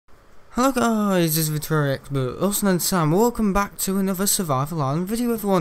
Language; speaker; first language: English; native; English